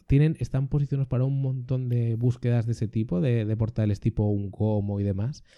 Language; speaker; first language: Spanish; native; Spanish